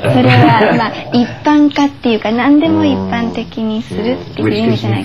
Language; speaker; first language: Japanese; native; Japanese